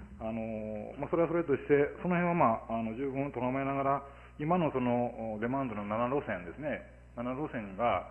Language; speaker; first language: Japanese; native; Japanese